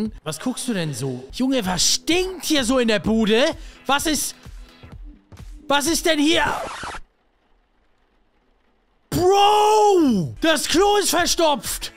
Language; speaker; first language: German; native; German